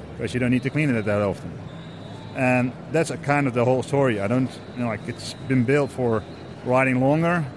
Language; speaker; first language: English; non-native, fluent; Dutch